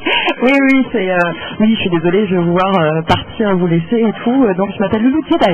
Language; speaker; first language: French; native; French